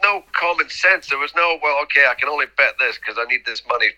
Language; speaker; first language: English; native; English